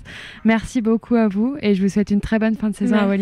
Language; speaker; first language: French; native; French